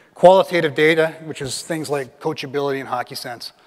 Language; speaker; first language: English; native; English